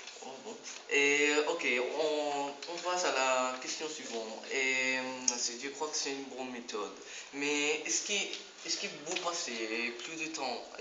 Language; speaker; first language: French; non-native, learner; Spanish